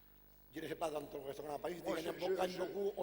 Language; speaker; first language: French; non-native, fluent; Catalan